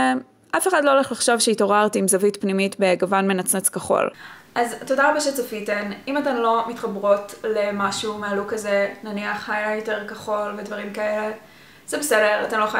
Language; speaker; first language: Hebrew; native; Hebrew